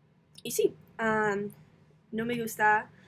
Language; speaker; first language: Spanish; non-native, learner; English